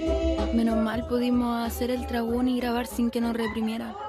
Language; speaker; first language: Spanish; native; Spanish